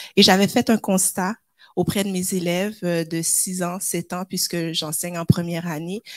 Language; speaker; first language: French; native; French